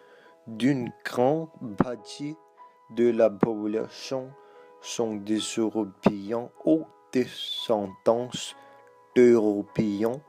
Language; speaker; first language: French; non-native, learner; Danish